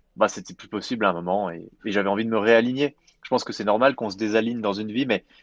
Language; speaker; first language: French; native; French